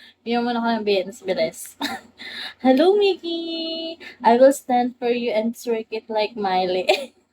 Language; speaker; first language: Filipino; non-native, local second language; Cebuano